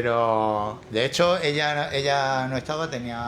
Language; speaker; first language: Spanish; native; Spanish